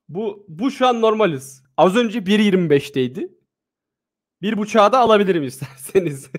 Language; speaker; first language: Turkish; native; Turkish